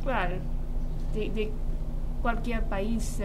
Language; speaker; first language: Spanish; non-native, fluent; English